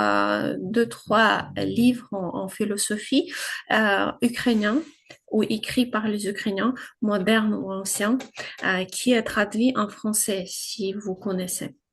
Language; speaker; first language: French; non-native, fluent; Ukrainian